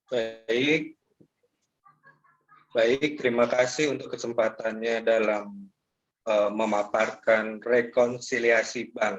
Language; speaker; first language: Indonesian; native; Indonesian